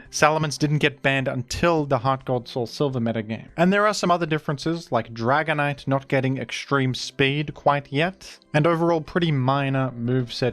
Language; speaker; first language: English; native; English